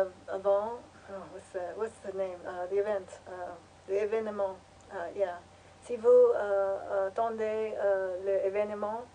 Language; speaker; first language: French; non-native, learner; English